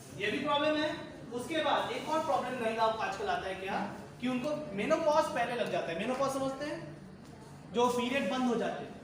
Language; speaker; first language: Hindi; native; Hindi